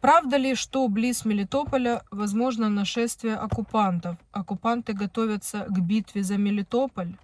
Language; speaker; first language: Russian; non-native, local second language; Ukrainian